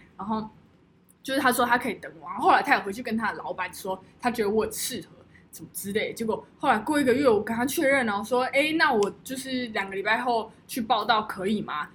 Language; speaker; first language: Chinese; native; Chinese